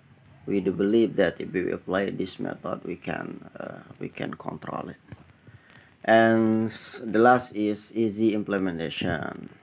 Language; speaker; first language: English; non-native, learner; Indonesian